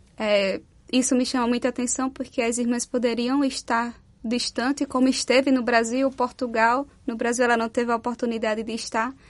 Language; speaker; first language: Portuguese; native; Portuguese